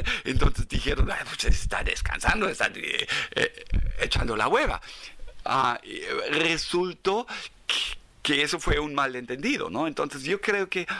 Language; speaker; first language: Spanish; non-native, fluent; German